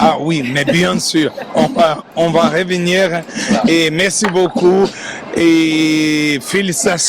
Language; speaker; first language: French; non-native, learner; Portuguese